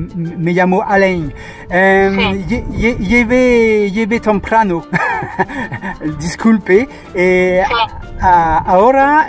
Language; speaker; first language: Spanish; non-native, fluent; French